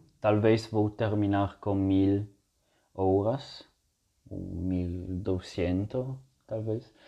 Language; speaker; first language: Portuguese; non-native, fluent; Italian